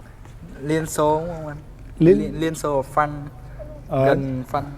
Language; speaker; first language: Vietnamese; native; Vietnamese